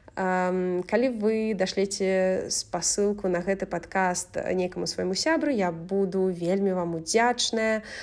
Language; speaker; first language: Belarusian; native; Belarusian